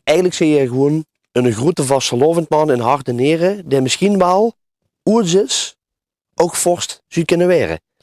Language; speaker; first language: Dutch; native; Dutch